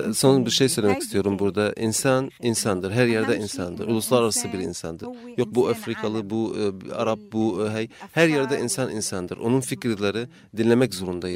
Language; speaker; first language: Turkish; non-native, fluent; Arabic